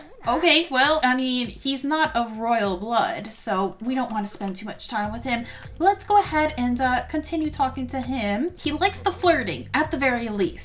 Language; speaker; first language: English; native; English